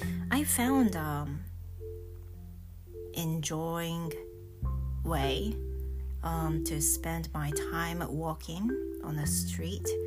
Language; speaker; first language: English; non-native, fluent; Japanese